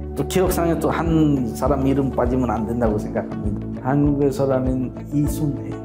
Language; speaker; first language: Korean; non-native, fluent; Bangla